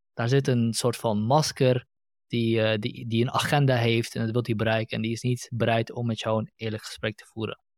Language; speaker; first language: Dutch; native; Dutch